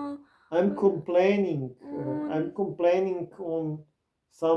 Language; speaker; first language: English; non-native, learner; Croatian